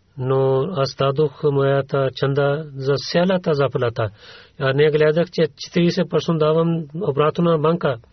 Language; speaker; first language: Bulgarian; non-native, learner; Urdu